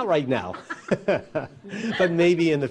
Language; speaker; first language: English; native; English